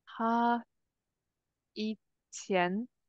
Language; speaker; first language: Chinese; non-native, learner; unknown